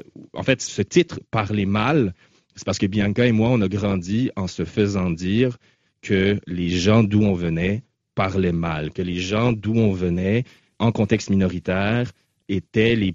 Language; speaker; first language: French; native; French